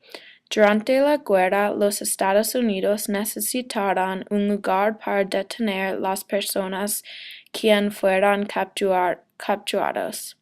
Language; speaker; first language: Spanish; non-native, learner; English